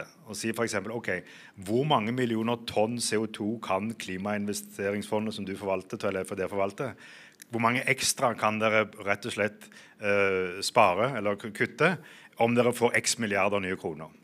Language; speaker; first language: Norwegian; native; Norwegian